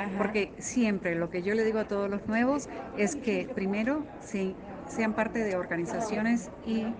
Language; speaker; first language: Spanish; native; Spanish